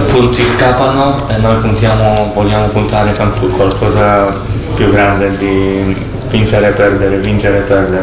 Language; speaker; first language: Italian; non-native, fluent; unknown